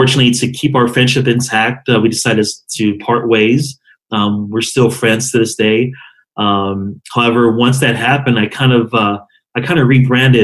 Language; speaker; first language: English; native; English